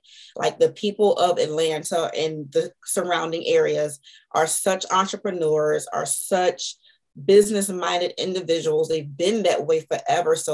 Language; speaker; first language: English; native; English